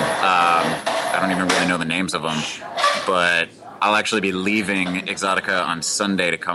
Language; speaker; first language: English; native; English